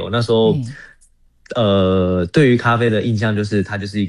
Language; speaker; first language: Chinese; native; Chinese